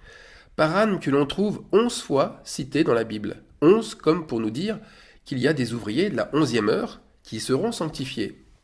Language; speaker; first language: French; native; French